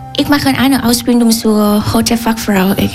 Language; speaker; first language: German; non-native, learner; Vietnamese